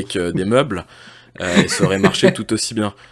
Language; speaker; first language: French; native; French